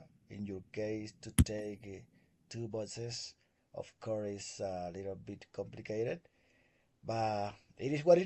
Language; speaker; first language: English; non-native, learner; Spanish